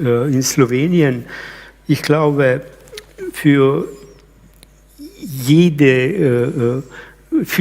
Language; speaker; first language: German; early bilingual, other home language; Slovenian